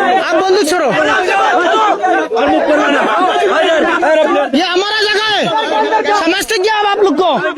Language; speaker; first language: Hindi; non-native, learner; Bangla